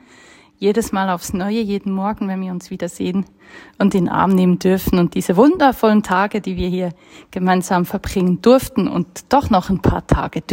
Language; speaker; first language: German; native; German